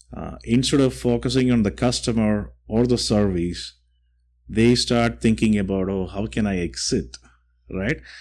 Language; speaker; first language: English; non-native, local second language; Malayalam